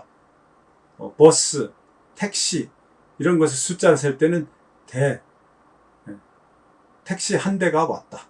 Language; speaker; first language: Korean; native; Korean